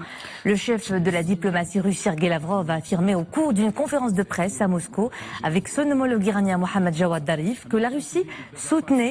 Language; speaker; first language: French; non-native, local second language; Arabic